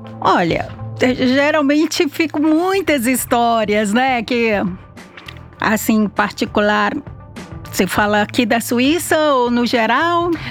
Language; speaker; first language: Portuguese; native; Portuguese